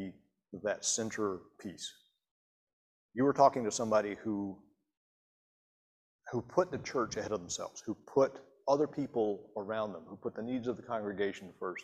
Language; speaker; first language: English; native; English